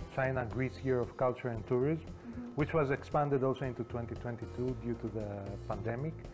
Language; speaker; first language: English; non-native, fluent; Greek